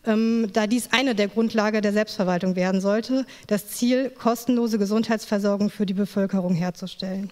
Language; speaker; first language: German; native; German